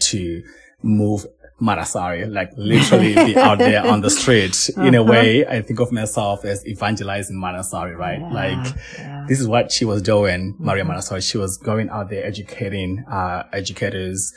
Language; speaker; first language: English; non-native, local second language; Shona